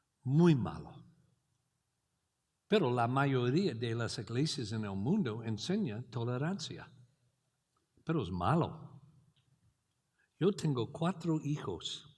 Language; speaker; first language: Spanish; non-native, learner; English